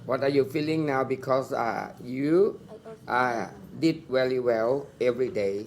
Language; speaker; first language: English; non-native, learner; Thai